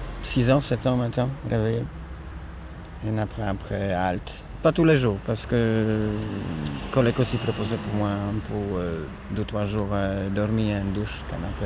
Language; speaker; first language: French; non-native, learner; Polish